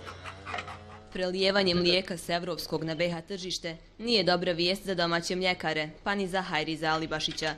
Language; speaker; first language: Bosnian; native; Bosnian